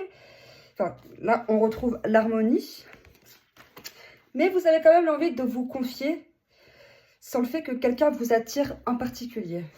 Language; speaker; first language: French; native; French